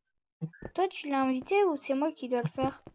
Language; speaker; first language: French; native; French